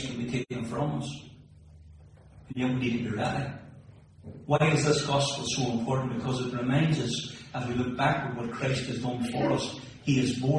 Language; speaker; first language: English; native; English